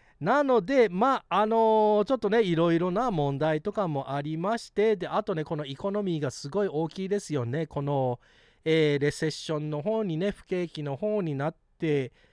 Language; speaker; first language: Japanese; early bilingual, heritage; Japanese